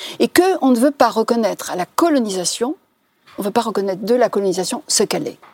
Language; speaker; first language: French; non-native, local second language; Arabic